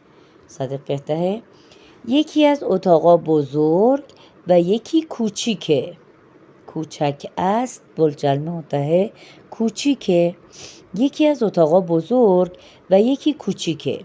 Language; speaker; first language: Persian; non-native, fluent; Urdu